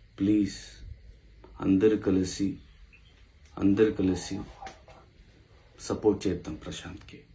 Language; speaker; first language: Telugu; non-native, local second language; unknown